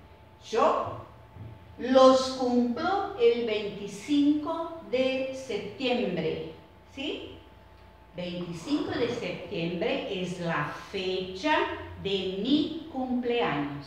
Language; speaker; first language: Spanish; non-native, fluent; Portuguese